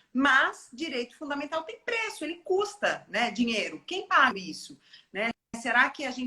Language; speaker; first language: Portuguese; native; Portuguese